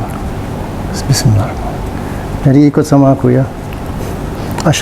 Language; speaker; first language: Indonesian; non-native, learner; English